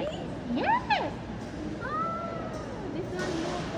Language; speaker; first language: English; non-native, local second language; Filipino